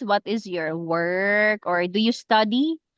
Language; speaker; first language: English; non-native, local second language; Cebuano